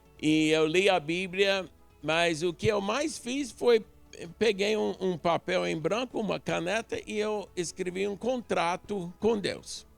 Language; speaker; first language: Portuguese; non-native, local second language; English